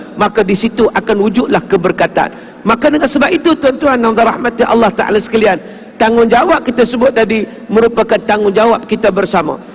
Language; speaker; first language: Malay; native; Malay